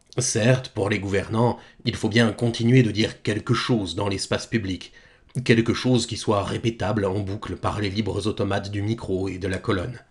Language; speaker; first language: French; native; French